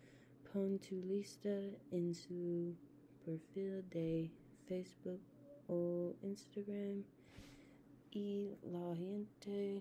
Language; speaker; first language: Spanish; non-native, learner; English